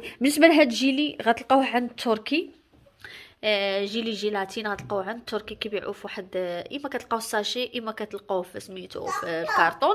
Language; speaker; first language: Arabic; native; Arabic